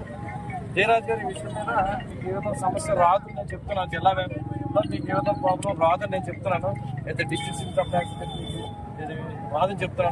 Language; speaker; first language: Telugu; native; Telugu